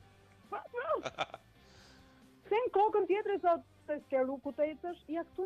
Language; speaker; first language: Albanian; native; Albanian